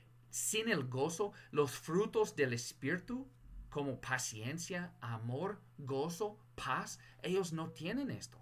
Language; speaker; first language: Spanish; non-native, fluent; English